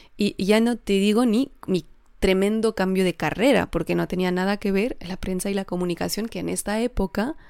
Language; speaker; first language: Spanish; non-native, fluent; French